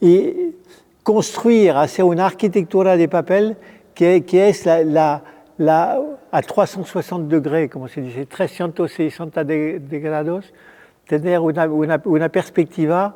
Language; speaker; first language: Spanish; non-native, fluent; French